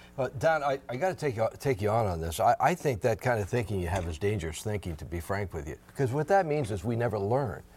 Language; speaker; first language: English; native; English